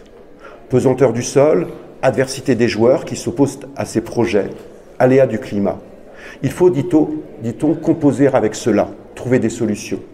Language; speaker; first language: French; native; French